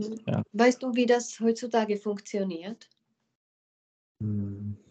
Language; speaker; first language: German; non-native, fluent; Czech